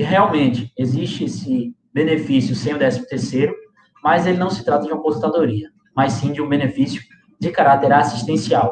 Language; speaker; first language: Portuguese; native; Portuguese